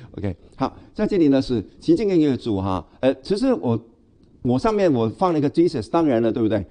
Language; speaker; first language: Chinese; non-native, local second language; Cantonese